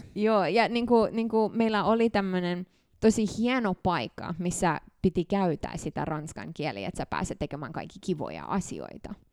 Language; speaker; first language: Finnish; non-native, fluent; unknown